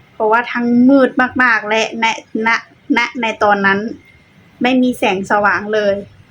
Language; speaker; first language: Thai; native; Thai